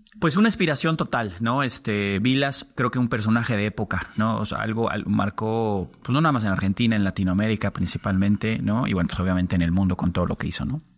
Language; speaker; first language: Spanish; native; Spanish